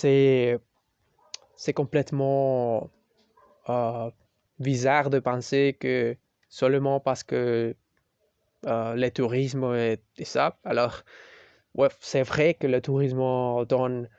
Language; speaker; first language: French; non-native, learner; Spanish